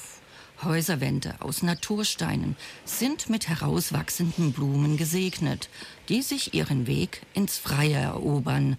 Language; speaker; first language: German; native; German